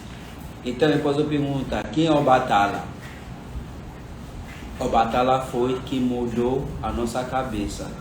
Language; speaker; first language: Portuguese; non-native, fluent; Yoruba